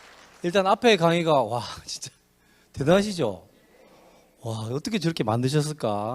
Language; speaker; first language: Korean; native; Korean